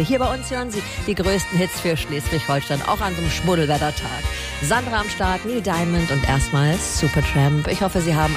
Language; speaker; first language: German; native; German